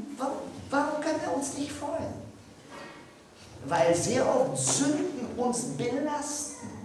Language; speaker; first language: German; non-native, fluent; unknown